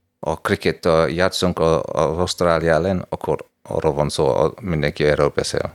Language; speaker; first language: Hungarian; non-native, fluent; English